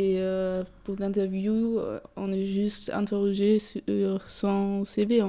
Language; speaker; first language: French; non-native, fluent; German